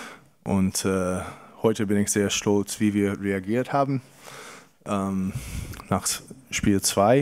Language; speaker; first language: German; non-native, fluent; English